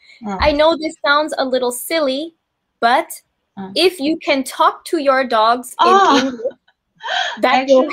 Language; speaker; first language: English; non-native, fluent; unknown